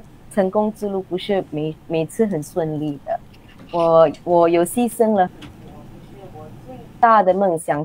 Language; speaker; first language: Chinese; non-native, local second language; English